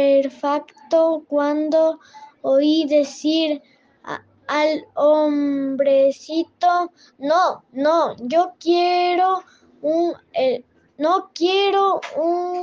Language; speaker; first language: Spanish; non-native, learner; French